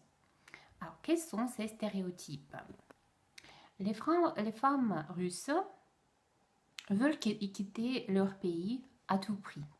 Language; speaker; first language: French; non-native, fluent; Russian